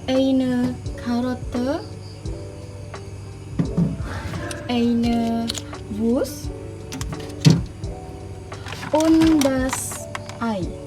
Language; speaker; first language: German; non-native, learner; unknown